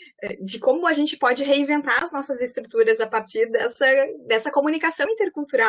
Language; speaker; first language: Portuguese; native; Portuguese